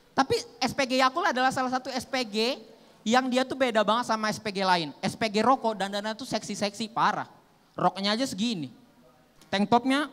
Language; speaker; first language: Indonesian; native; Indonesian